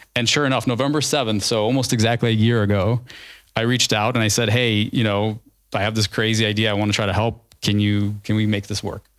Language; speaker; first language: English; early bilingual, other home language; Ukrainian